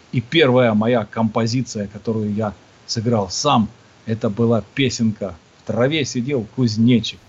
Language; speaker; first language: Russian; native; Russian